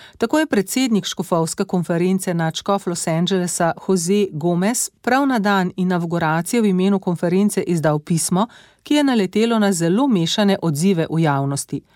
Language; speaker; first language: Slovenian; native; Slovenian